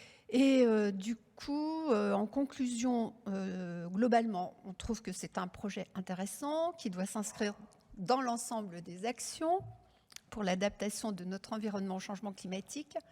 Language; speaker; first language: French; native; French